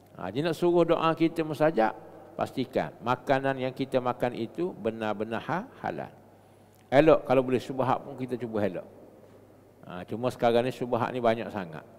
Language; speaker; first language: Malay; native; Malay